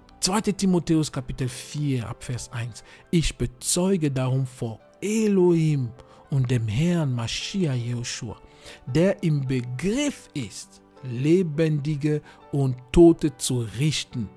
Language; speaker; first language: German; non-native, fluent; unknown